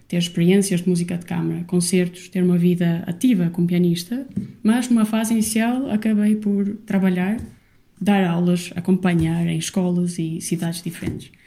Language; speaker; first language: Portuguese; non-native, fluent; Albanian